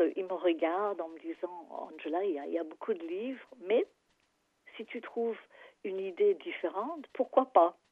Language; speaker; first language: French; non-native, fluent; English